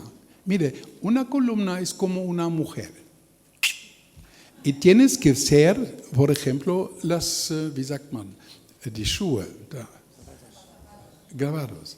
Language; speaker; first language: Spanish; non-native, learner; German